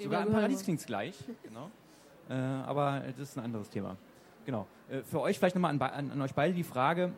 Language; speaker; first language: German; native; German